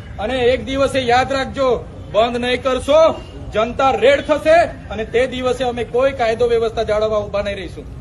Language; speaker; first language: Gujarati; non-native, local second language; Vasavi